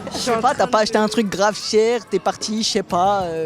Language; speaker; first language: French; native; French